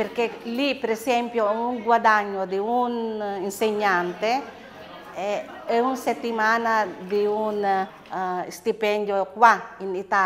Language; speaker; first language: Italian; non-native, fluent; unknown